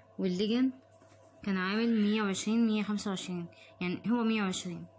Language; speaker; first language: Arabic; native; Arabic